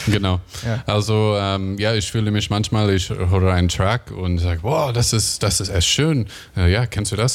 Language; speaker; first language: German; non-native, learner; English